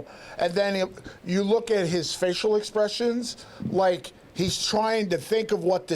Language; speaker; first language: English; native; English